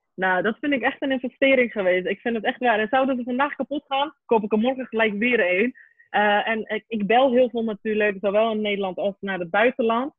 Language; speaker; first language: Dutch; early bilingual, other home language; Persian